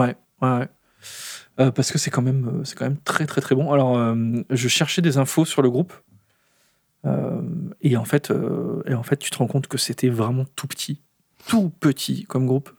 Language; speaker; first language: French; native; French